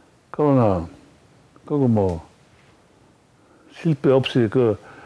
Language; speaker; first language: Korean; non-native, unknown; English